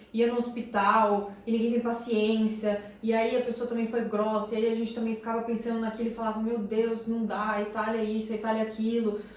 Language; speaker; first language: Portuguese; native; Portuguese